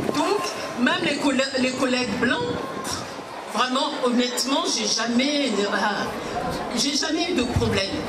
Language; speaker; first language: French; early bilingual, other home language; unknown